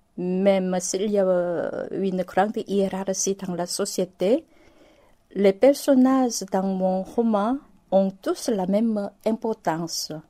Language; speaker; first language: French; non-native, fluent; Korean